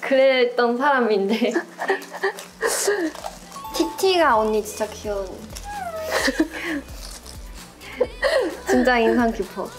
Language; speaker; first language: Korean; non-native, fluent; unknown